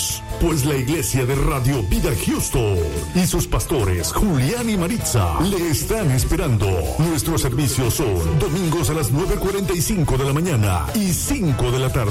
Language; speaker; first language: Spanish; native; Spanish